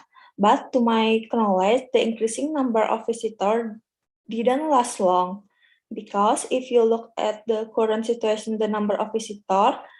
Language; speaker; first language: English; non-native, learner; Indonesian